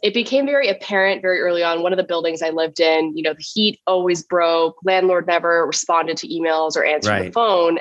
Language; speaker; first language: English; native; English